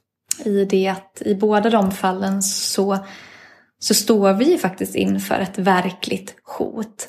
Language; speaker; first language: Swedish; native; Swedish